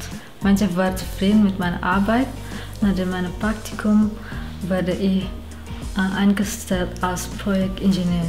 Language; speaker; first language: German; non-native, learner; Indonesian